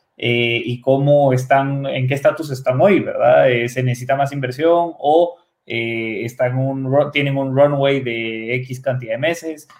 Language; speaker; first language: Spanish; native; Spanish